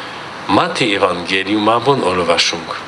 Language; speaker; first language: Hungarian; non-native, learner; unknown